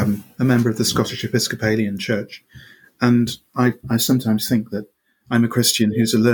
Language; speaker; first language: English; native; English